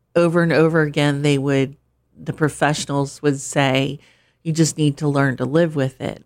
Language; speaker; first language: English; native; English